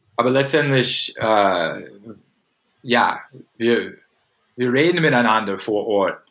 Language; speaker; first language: German; non-native, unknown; English